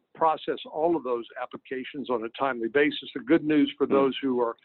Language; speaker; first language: English; native; English